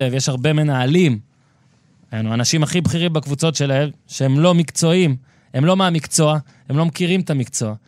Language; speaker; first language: Hebrew; native; Hebrew